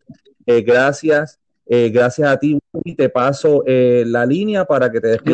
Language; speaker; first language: Spanish; native; Spanish